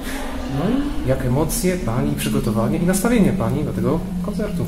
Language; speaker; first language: Polish; native; Polish